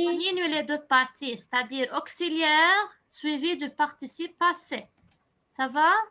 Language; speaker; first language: French; non-native, local second language; Arabic